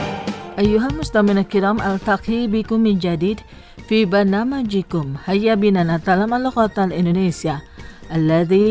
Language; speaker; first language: Arabic; non-native, fluent; Indonesian